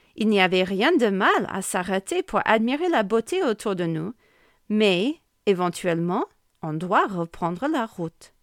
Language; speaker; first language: French; non-native, fluent; English